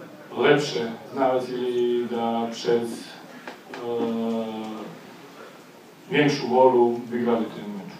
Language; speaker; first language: Polish; non-native, fluent; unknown